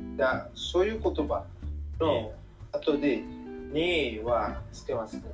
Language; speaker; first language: Japanese; non-native, learner; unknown